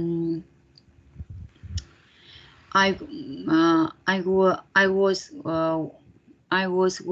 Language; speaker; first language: English; non-native, learner; Vietnamese